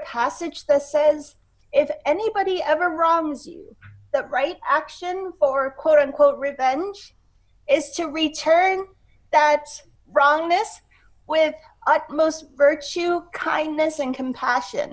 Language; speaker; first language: English; non-native, local second language; Cantonese